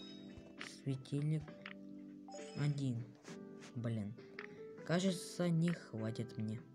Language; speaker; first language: Russian; native; Russian